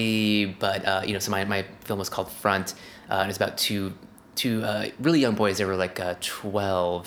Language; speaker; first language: English; native; English